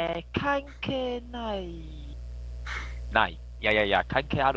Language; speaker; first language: Japanese; non-native, learner; Chinese